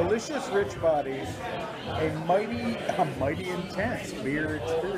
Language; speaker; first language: English; native; English